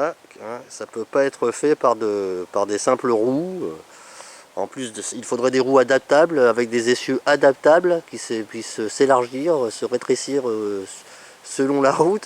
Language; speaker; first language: French; native; French